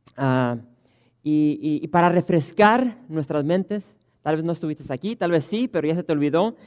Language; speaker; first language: Spanish; early bilingual, heritage; Spanish